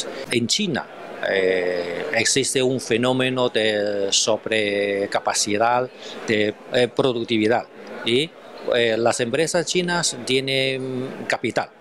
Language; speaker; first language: Spanish; non-native, fluent; Chinese